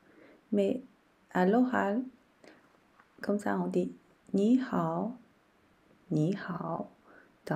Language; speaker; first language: French; non-native, learner; Chinese